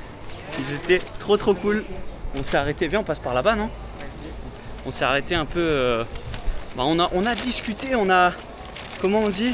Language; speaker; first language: French; native; French